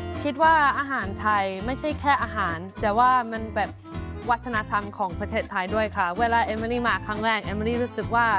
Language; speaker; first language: Thai; non-native, fluent; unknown